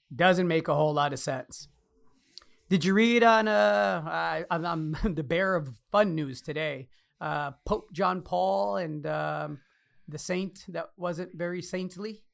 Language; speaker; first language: English; early bilingual, other home language; Spanish